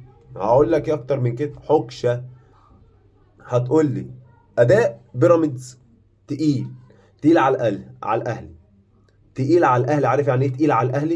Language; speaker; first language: Arabic; native; Arabic